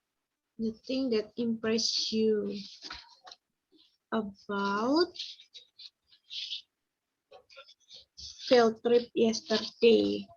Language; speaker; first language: English; non-native, fluent; Indonesian